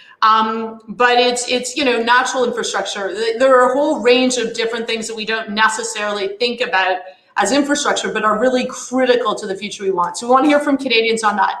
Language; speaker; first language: English; native; English